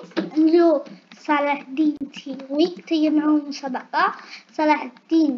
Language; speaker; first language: French; non-native, learner; Arabic